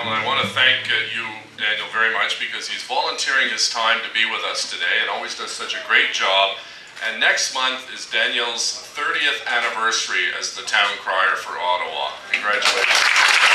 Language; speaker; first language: English; native; English